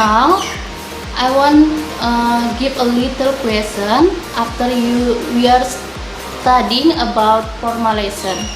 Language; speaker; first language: English; non-native, learner; Indonesian